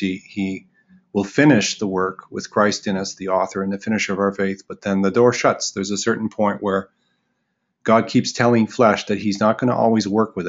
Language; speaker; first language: English; native; English